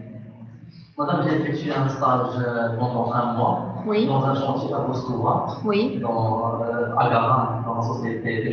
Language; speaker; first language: French; non-native, local second language; Arabic